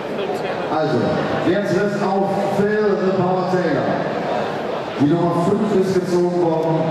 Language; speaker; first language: German; native; German